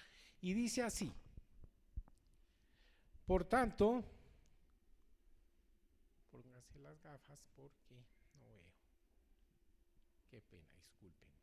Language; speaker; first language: Spanish; native; Spanish